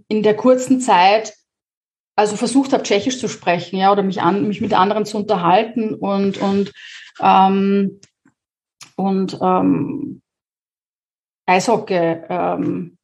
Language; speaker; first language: German; native; German